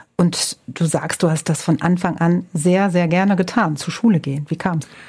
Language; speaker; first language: German; native; German